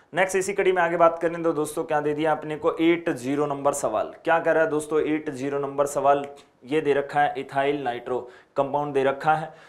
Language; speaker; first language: Hindi; native; Hindi